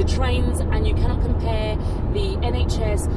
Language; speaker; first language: English; native; English